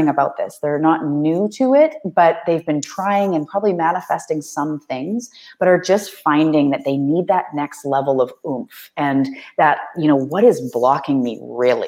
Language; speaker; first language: English; native; English